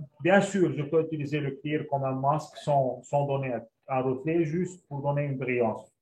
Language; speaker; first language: French; non-native, local second language; Arabic